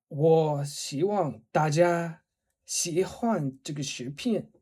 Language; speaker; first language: Chinese; non-native, learner; English